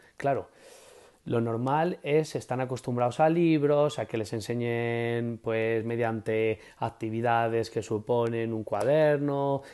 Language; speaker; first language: Spanish; native; Spanish